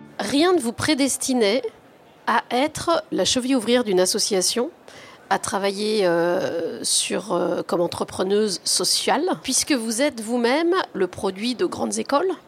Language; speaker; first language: French; native; French